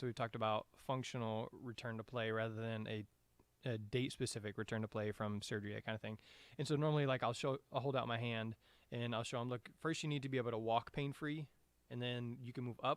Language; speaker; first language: English; native; English